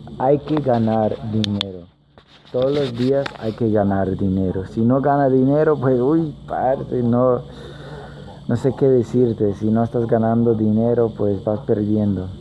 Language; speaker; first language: Spanish; native; Spanish